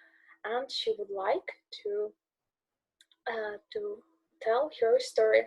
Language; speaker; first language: English; non-native, learner; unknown